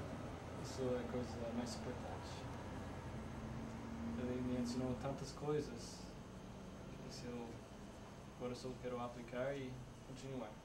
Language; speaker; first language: Portuguese; non-native, fluent; English